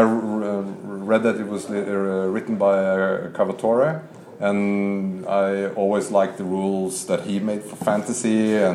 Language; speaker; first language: English; non-native, fluent; Norwegian